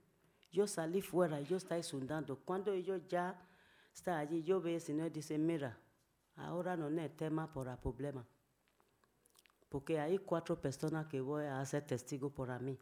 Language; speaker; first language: Spanish; non-native, learner; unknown